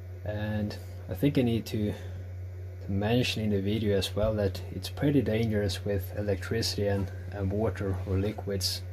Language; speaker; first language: English; non-native, fluent; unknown